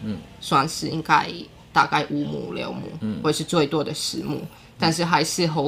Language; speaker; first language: Chinese; non-native, learner; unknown